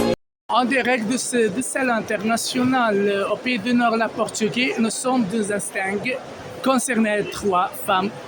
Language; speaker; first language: French; non-native, local second language; Arabic